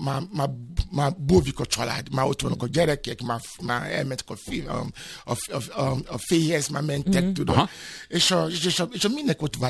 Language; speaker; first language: Hungarian; non-native, fluent; Yoruba